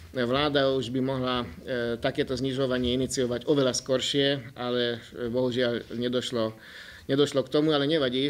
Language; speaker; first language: Slovak; non-native, local second language; Hungarian